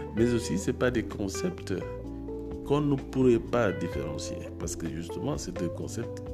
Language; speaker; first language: French; non-native, local second language; Wolof